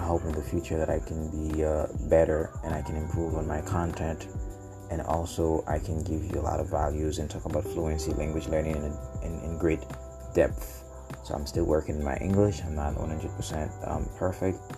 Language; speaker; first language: English; non-native, fluent; Haitian Creole